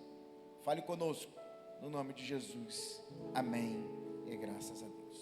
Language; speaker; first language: Portuguese; native; Portuguese